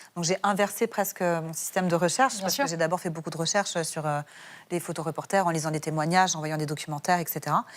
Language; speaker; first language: French; early bilingual, other home language; Persian